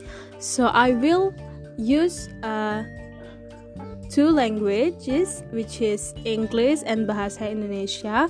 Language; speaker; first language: English; non-native, fluent; Indonesian